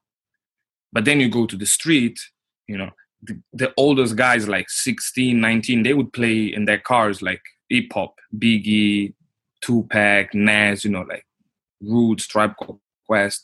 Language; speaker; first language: English; non-native, fluent; Portuguese